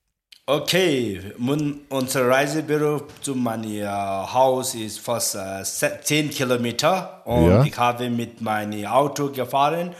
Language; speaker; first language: German; non-native, learner; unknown